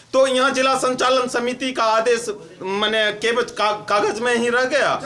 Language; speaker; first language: Hindi; native; Hindi